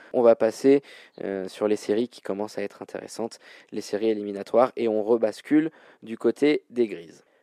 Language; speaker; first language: French; native; French